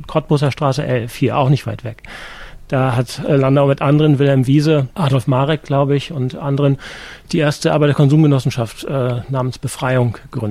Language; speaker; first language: German; native; German